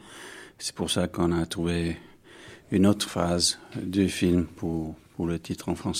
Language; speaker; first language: French; non-native, fluent; English